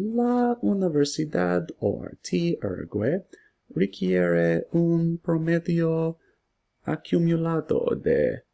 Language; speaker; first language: Spanish; non-native, learner; English